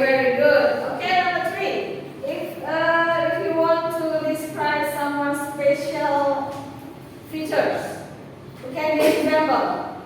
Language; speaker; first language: English; non-native, fluent; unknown